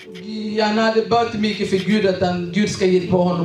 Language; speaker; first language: Swedish; non-native, learner; Swahili